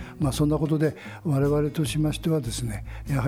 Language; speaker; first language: Japanese; native; Japanese